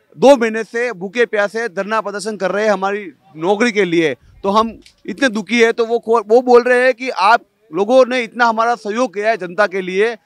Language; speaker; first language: Hindi; native; Hindi